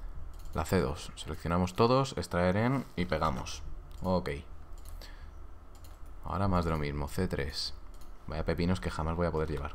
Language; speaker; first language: Spanish; native; Spanish